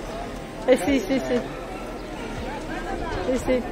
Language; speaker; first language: Italian; non-native, learner; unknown